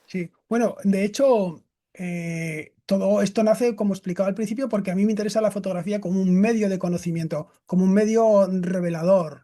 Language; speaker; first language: Spanish; native; Spanish